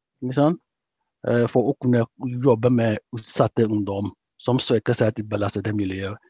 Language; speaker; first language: Norwegian; non-native, fluent; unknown